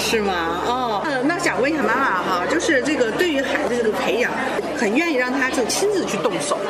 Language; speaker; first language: Chinese; native; Chinese